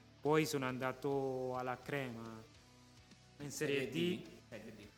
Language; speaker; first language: Italian; non-native, local second language; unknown